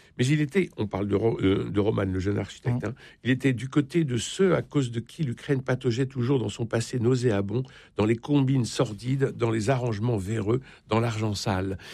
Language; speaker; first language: French; native; French